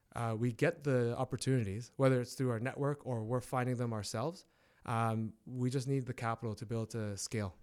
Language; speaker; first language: English; native; English